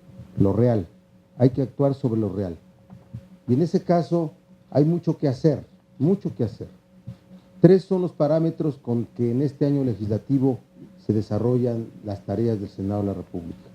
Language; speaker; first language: Spanish; native; Spanish